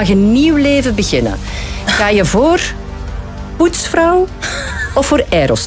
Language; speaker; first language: Dutch; native; Dutch